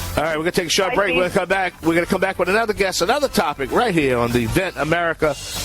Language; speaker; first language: English; native; English